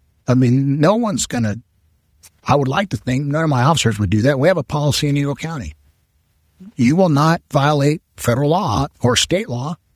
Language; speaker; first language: English; non-native, local second language; Spanish